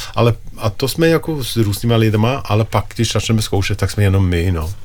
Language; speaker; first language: Czech; non-native, fluent; Norwegian